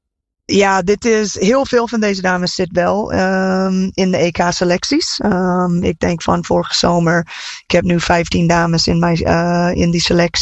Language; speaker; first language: Dutch; non-native, fluent; English